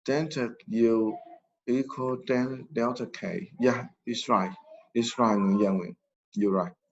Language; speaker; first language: English; non-native, fluent; Vietnamese